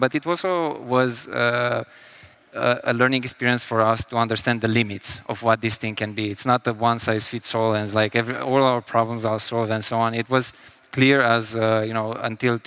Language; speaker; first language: English; non-native, fluent; Romanian